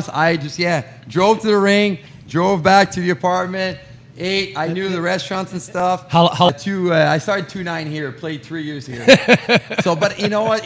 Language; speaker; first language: English; non-native, fluent; French